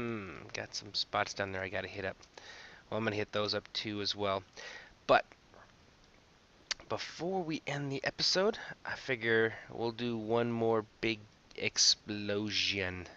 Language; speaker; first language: English; native; English